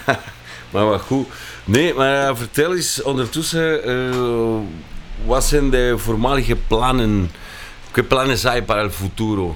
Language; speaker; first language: Dutch; non-native, fluent; Spanish